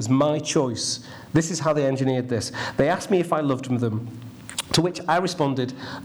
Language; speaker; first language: English; native; English